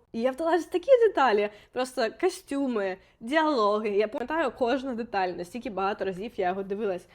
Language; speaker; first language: Ukrainian; non-native, local second language; Russian